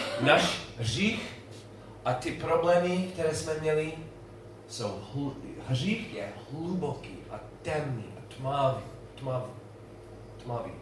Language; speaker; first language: Czech; non-native, learner; English